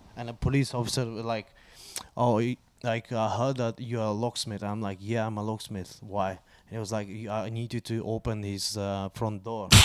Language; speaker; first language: English; non-native, fluent; Bulgarian